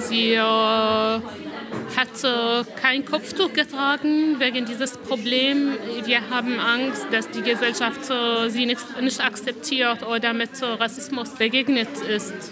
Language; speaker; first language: German; non-native, learner; Arabic